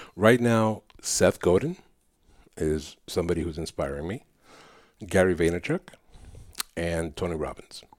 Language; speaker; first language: English; early bilingual, other home language; Spanish